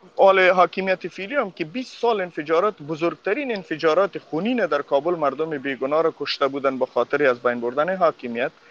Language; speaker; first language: Persian; non-native, local second language; Pashto